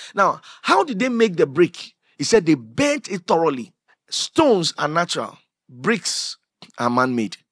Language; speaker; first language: English; non-native, local second language; Akan